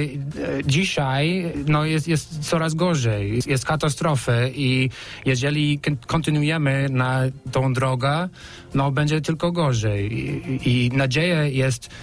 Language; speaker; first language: Polish; non-native, fluent; English